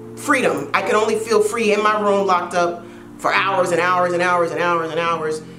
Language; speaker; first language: English; native; English